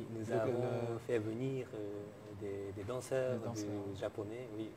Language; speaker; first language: French; non-native, fluent; Japanese